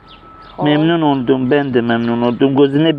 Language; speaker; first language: Turkish; non-native, learner; Persian